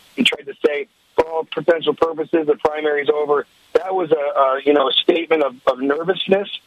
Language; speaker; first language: English; native; English